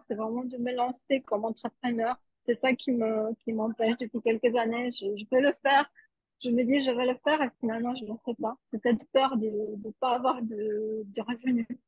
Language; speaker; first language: French; non-native, fluent; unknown